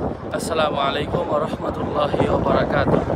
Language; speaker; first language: Arabic; non-native, learner; Bangla